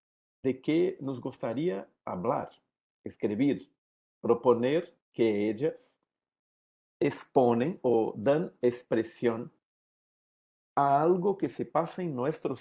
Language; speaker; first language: Spanish; non-native, learner; Portuguese